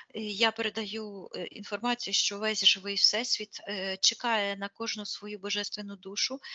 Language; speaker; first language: Ukrainian; non-native, local second language; Russian